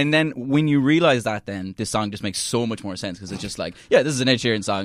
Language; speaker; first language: English; native; English